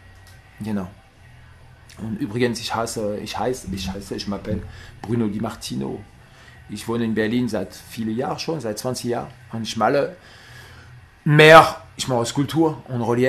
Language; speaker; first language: German; non-native, learner; French